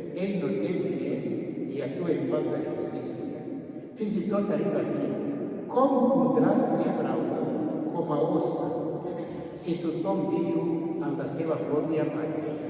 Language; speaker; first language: Catalan; non-native, fluent; Kinyarwanda